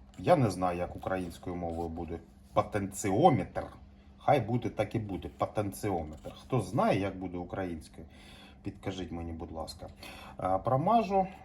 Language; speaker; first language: Ukrainian; non-native, local second language; Russian